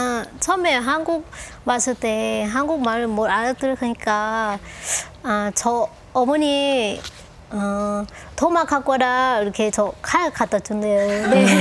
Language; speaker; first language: Korean; non-native, local second language; Lao